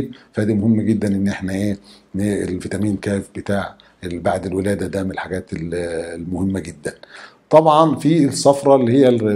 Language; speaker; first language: Arabic; native; Arabic